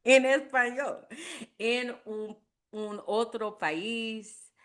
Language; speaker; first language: Spanish; non-native, learner; English